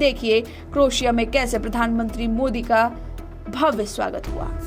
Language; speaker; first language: Hindi; native; Hindi